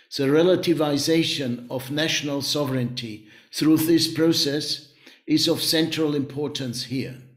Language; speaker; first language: English; non-native, fluent; German